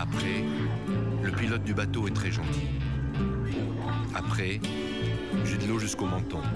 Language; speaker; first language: French; non-native, learner; Arabic